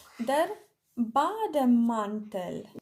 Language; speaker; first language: German; non-native, fluent; Ukrainian